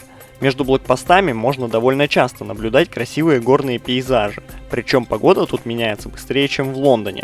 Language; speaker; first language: Russian; native; Russian